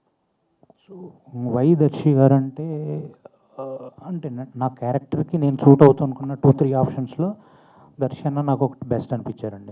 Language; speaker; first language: Telugu; native; Telugu